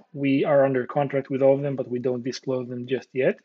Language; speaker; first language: English; non-native, fluent; Hebrew